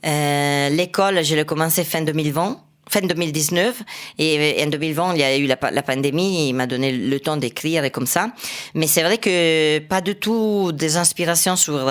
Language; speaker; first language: French; non-native, fluent; Italian